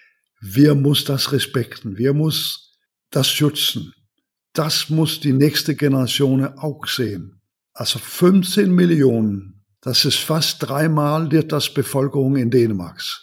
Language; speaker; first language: German; non-native, learner; Danish